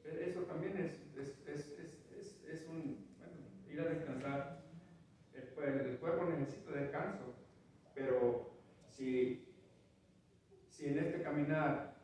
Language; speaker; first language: Spanish; native; Spanish